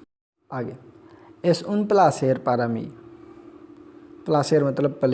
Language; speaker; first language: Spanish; non-native, learner; Urdu